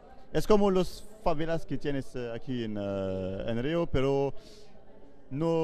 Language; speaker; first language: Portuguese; non-native, learner; French